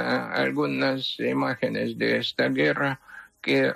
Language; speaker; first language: Spanish; non-native, fluent; Ukrainian